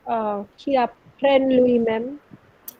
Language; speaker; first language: French; non-native, fluent; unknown